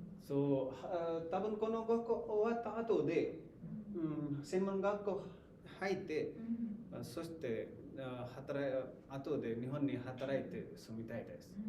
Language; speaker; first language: Japanese; non-native, learner; Hindi